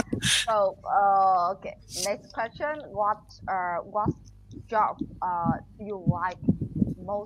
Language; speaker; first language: English; non-native, learner; Vietnamese